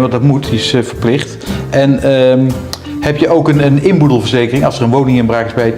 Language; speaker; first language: Dutch; native; Dutch